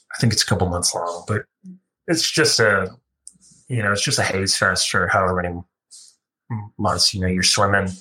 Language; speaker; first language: English; native; English